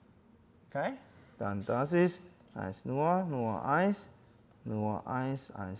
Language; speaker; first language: German; non-native, fluent; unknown